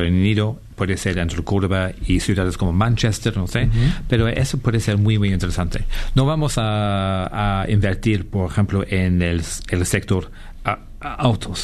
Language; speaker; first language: Spanish; non-native, fluent; English